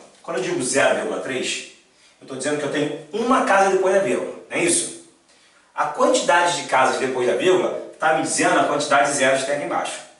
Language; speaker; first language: Portuguese; native; Portuguese